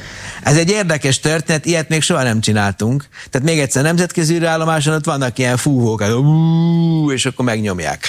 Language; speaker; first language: Hungarian; native; Hungarian